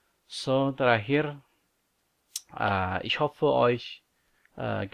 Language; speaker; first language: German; non-native, learner; Indonesian